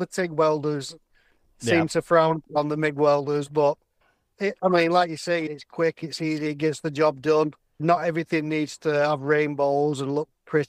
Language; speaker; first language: English; native; English